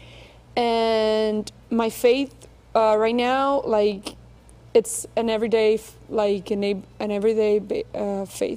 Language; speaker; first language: English; non-native, learner; Spanish